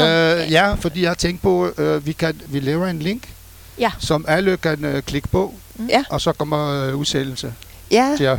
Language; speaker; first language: Danish; non-native, fluent; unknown